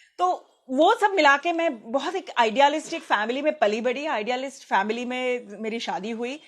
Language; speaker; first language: Hindi; non-native, local second language; Gujarati